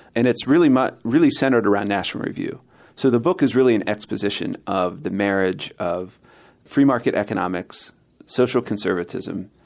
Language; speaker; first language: English; native; English